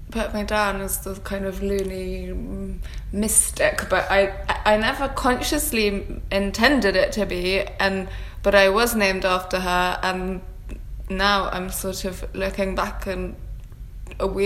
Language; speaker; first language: English; native; English